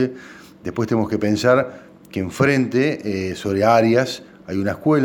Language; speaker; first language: Spanish; native; Spanish